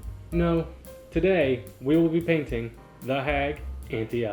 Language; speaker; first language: English; native; English